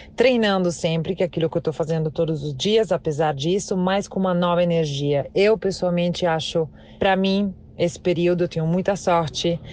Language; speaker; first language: Portuguese; non-native, fluent; Italian